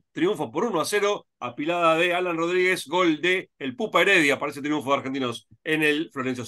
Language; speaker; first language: Spanish; native; Spanish